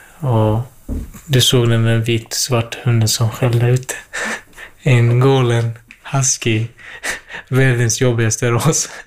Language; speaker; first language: Swedish; non-native, fluent; Kurdish